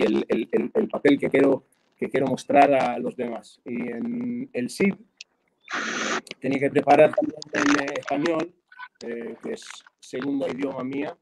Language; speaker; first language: Spanish; non-native, fluent; Hebrew